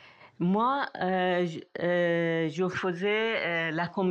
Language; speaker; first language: French; non-native, fluent; Persian